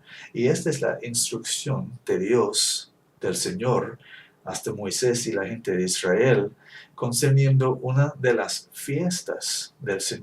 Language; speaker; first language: Spanish; non-native, fluent; English